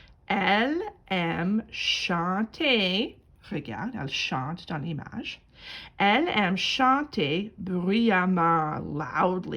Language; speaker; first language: French; non-native, fluent; English